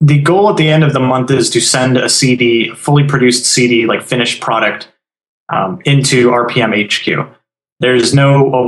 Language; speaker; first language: English; native; English